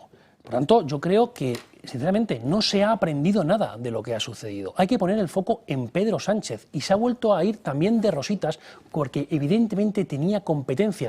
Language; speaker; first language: Spanish; native; Spanish